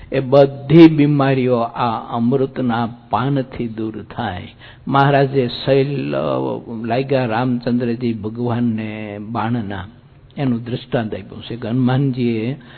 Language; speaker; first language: Gujarati; native; Gujarati